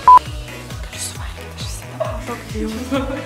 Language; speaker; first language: Lithuanian; native; Lithuanian